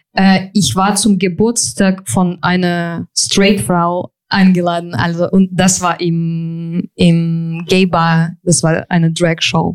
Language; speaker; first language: German; non-native, fluent; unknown